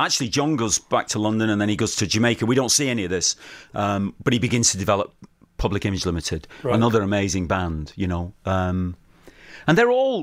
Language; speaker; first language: English; native; English